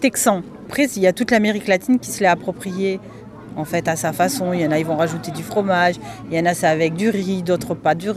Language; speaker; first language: French; early bilingual, other home language; Spanish